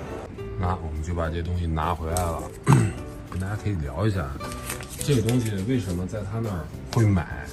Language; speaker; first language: Chinese; native; Chinese